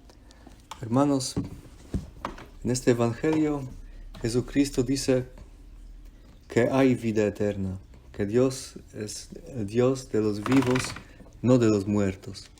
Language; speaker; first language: Spanish; non-native, fluent; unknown